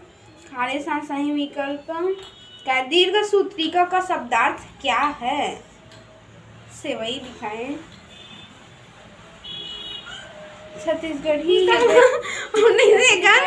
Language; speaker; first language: Hindi; non-native, local second language; Chhattisgarhi